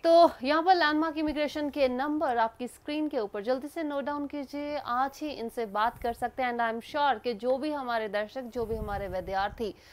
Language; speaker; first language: Hindi; non-native, local second language; Punjabi